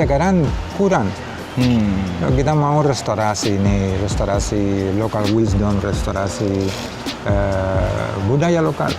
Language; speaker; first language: Indonesian; non-native, fluent; Spanish